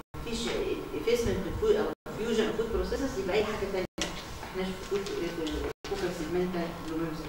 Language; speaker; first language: Arabic; native; Arabic